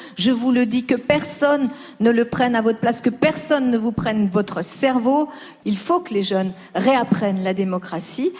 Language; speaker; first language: French; early bilingual, other home language; Spanish